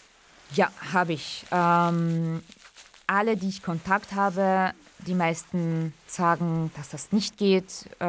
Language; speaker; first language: German; non-native, fluent; Kurdish